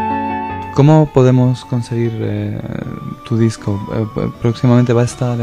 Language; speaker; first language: Spanish; native; Spanish